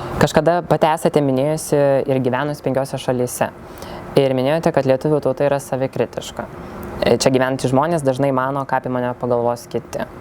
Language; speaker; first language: Lithuanian; native; Lithuanian